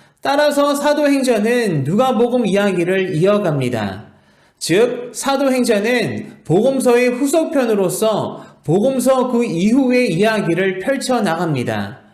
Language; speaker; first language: Korean; native; Korean